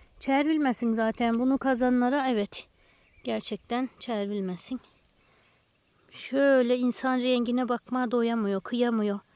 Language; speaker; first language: Turkish; native; Turkish